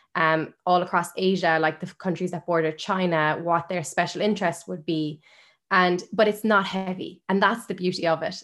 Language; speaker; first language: English; native; English